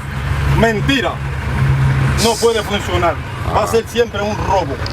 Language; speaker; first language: Spanish; native; Spanish